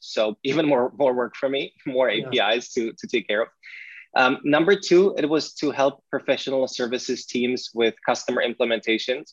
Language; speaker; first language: English; non-native, fluent; Czech